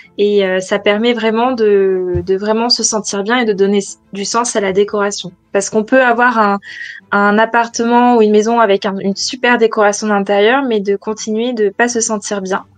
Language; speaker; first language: French; native; French